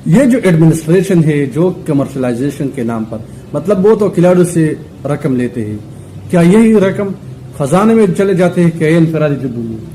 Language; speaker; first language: Urdu; non-native, local second language; Pashto